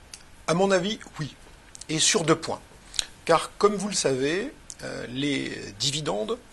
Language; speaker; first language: French; native; French